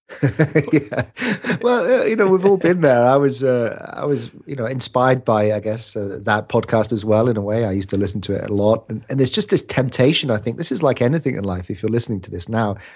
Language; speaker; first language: English; native; English